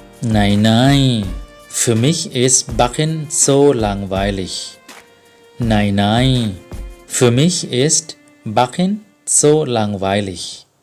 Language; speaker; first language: German; non-native, fluent; Thai